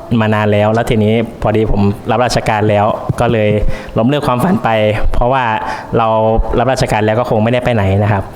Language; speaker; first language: Thai; native; Thai